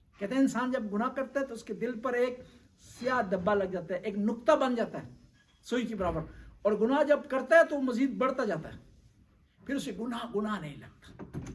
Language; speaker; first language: Urdu; non-native, local second language; Punjabi